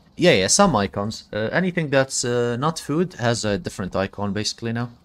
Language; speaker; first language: English; non-native, fluent; Arabic